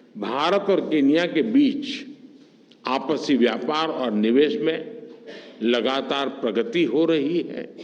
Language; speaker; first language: Hindi; non-native, local second language; Gujarati